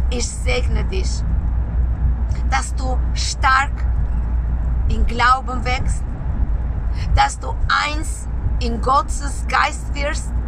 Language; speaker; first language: German; non-native, learner; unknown